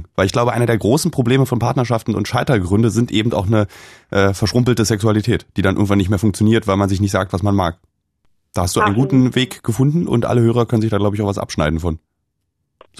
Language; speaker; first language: German; native; German